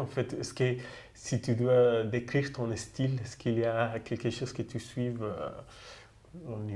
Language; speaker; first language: French; non-native, fluent; Spanish